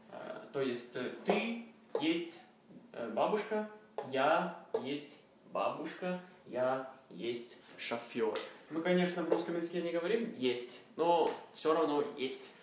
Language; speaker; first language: Russian; non-native, learner; Norwegian